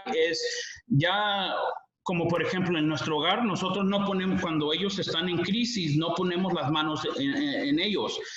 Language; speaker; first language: Spanish; early bilingual, heritage; Spanish